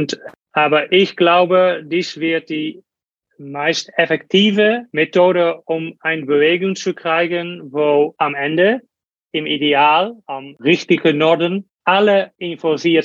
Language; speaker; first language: German; non-native, learner; Dutch